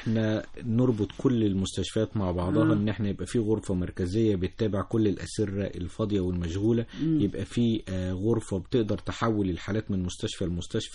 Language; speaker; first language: Arabic; native; Arabic